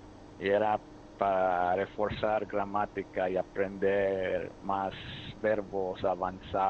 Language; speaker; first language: Spanish; early bilingual, heritage; Spanish